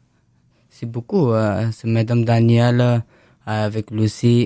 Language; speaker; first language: French; non-native, learner; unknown